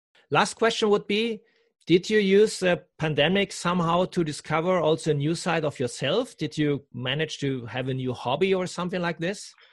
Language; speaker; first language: English; non-native, fluent; German